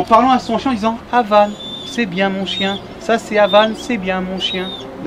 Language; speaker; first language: French; native; French